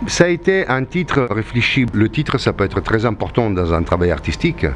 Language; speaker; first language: French; non-native, fluent; Italian